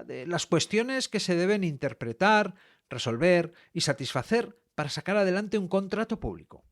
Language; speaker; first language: Spanish; native; Spanish